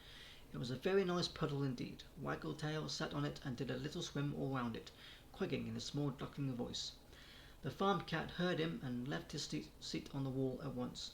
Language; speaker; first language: English; native; English